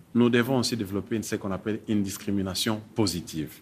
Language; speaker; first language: French; non-native, local second language; Swahili